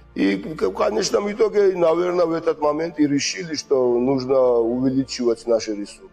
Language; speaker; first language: Russian; non-native, fluent; Georgian